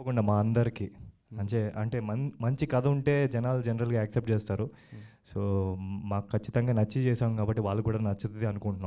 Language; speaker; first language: Telugu; native; Telugu